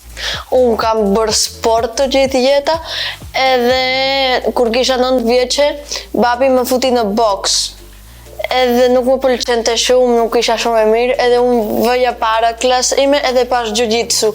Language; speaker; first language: Albanian; early bilingual, heritage; Albanian